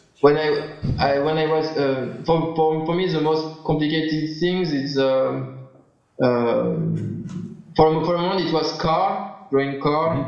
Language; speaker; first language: English; non-native, learner; French